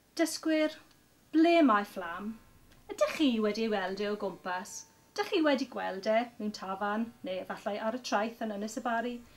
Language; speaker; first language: Welsh; non-native, local second language; English